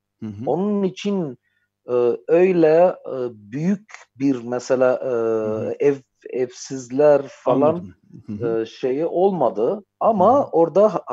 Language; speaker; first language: Turkish; non-native, fluent; Armenian